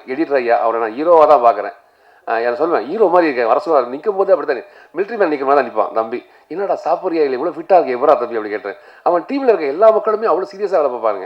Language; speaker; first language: Tamil; native; Tamil